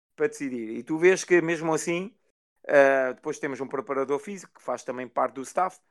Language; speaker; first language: Portuguese; early bilingual, heritage; Portuguese